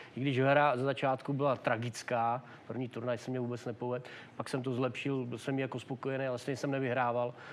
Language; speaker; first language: Czech; native; Czech